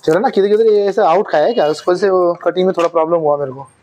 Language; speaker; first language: Hindi; non-native, local second language; Marathi